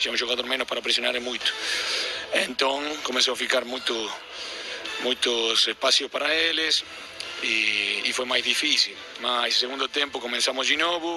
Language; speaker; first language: Portuguese; non-native, fluent; Spanish